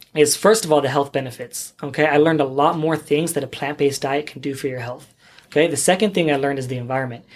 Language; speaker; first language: English; native; English